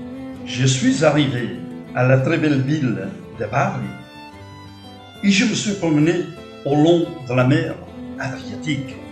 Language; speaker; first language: French; non-native, fluent; Portuguese